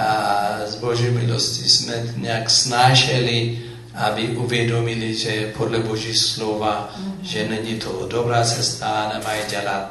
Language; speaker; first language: Czech; non-native, fluent; Amharic